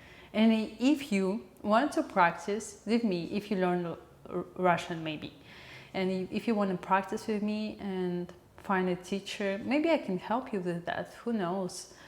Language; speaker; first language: English; non-native, learner; Russian